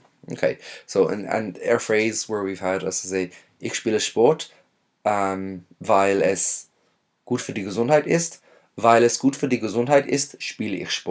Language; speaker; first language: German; non-native, fluent; English